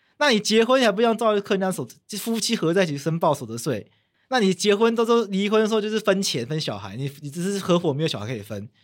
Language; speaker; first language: Chinese; native; Chinese